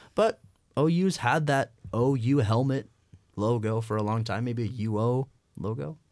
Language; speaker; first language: English; native; English